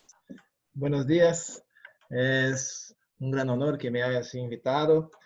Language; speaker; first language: Spanish; non-native, fluent; Portuguese